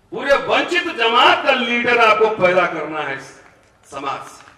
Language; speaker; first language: Hindi; native; Hindi